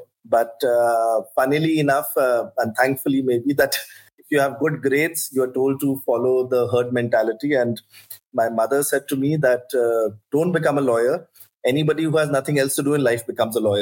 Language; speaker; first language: English; non-native, local second language; Hindi